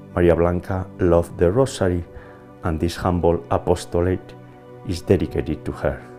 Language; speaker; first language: English; non-native, fluent; Spanish